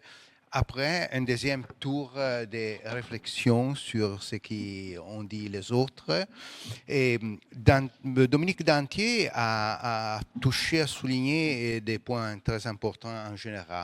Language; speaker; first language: French; non-native, fluent; Italian